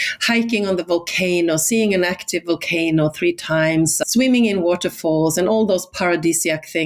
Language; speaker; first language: English; non-native, fluent; Swedish